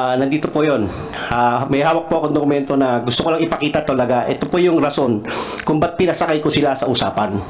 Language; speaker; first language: Filipino; non-native, local second language; Cebuano